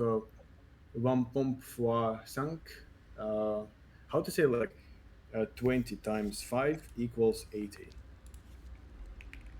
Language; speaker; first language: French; non-native, learner; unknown